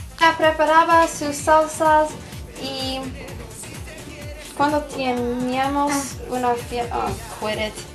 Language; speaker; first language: Spanish; non-native, learner; English